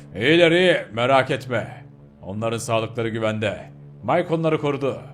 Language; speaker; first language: Turkish; native; Turkish